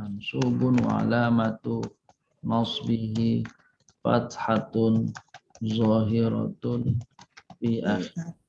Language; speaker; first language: Arabic; non-native, fluent; Indonesian